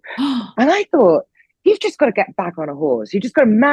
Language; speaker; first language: English; native; English